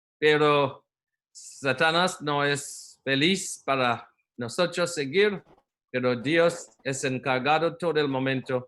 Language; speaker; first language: Spanish; non-native, learner; Portuguese